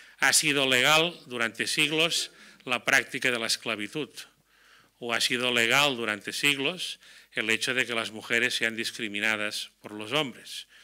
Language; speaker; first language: Spanish; non-native, local second language; Catalan